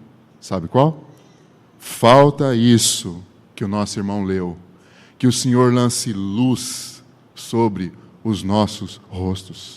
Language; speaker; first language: Portuguese; native; Portuguese